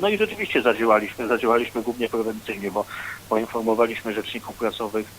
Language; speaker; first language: Polish; native; Polish